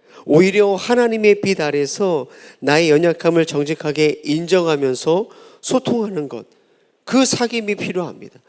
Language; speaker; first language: Korean; native; Korean